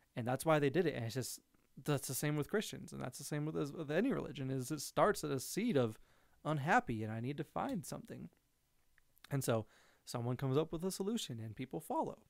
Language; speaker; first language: English; native; English